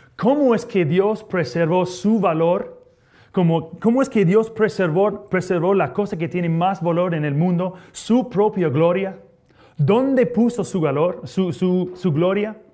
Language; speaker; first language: Spanish; non-native, fluent; English